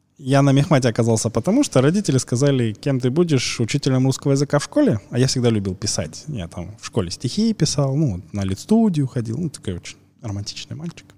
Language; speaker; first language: Russian; native; Russian